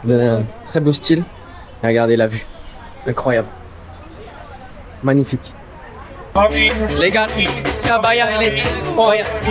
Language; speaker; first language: French; native; French